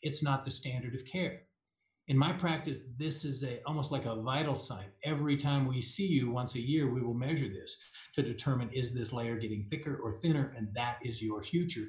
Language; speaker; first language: English; native; English